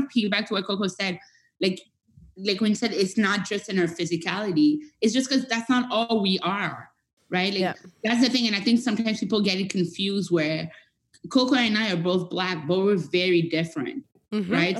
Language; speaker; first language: English; non-native, fluent; French